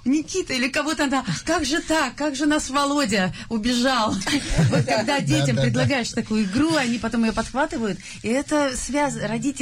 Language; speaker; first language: Russian; native; Russian